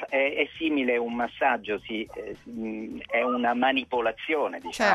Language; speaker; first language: Italian; native; Italian